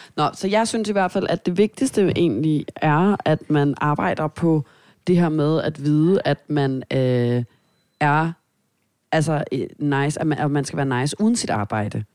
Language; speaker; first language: Danish; native; Danish